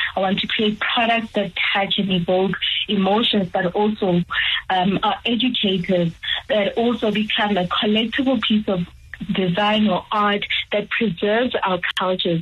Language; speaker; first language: English; non-native, local second language; Tswana